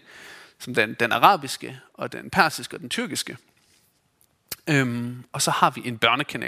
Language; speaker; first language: Danish; native; Danish